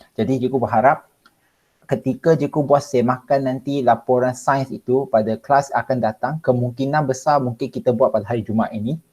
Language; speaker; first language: Malay; non-native, local second language; Chinese